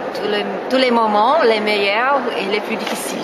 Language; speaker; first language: French; non-native, fluent; Portuguese